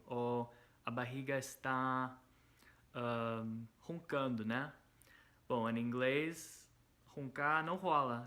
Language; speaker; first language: Portuguese; non-native, fluent; English